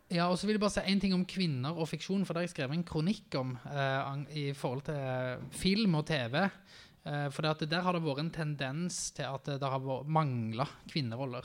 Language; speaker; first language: Norwegian; native; Norwegian